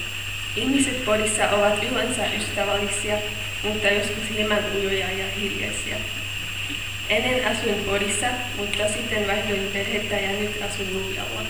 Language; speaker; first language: Finnish; non-native, fluent; Slovak